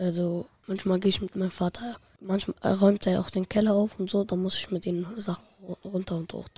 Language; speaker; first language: German; early bilingual, other home language; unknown